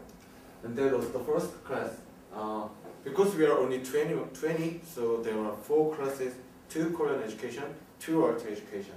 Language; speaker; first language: English; non-native, learner; Korean